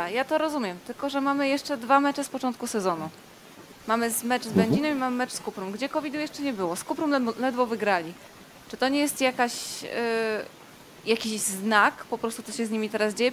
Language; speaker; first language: Polish; native; Polish